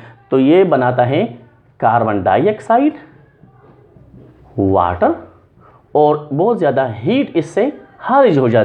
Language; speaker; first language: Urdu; non-native, local second language; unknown